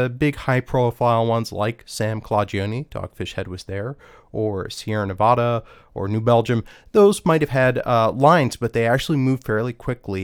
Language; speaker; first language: English; native; English